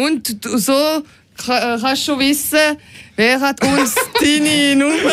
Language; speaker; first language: German; non-native, local second language; French